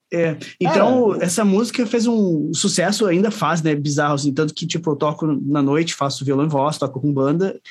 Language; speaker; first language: Portuguese; native; Portuguese